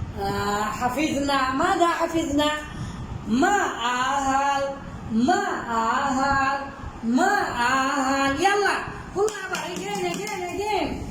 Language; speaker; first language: Arabic; non-native, fluent; Bangla